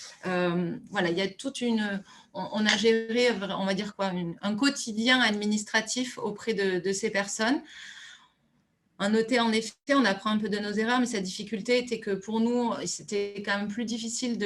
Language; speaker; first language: French; native; French